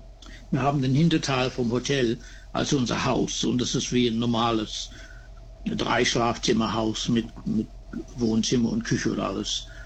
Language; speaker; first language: German; early bilingual, heritage; German